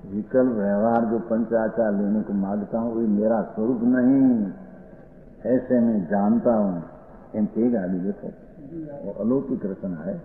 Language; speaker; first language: Hindi; non-native, local second language; Gujarati